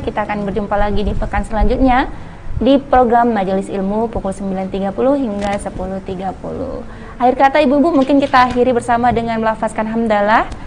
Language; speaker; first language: Indonesian; native; Indonesian